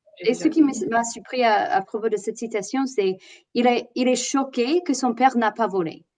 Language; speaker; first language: French; non-native, fluent; English